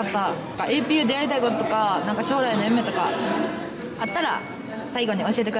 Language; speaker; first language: Japanese; native; Japanese